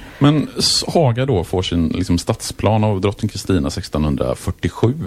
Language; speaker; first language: Swedish; native; Swedish